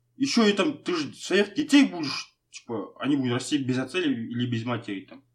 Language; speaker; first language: Russian; non-native, local second language; Kazakh